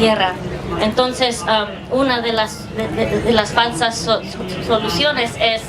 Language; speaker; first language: Spanish; early bilingual, heritage; English